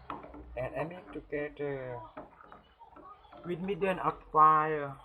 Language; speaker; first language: English; non-native, learner; Thai